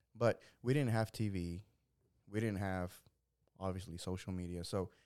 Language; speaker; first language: English; early bilingual, other home language; Spanish